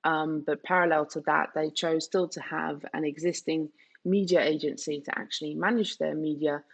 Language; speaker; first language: English; non-native, fluent; Danish